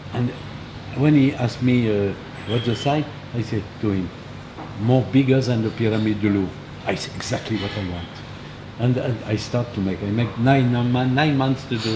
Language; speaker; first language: English; non-native, learner; French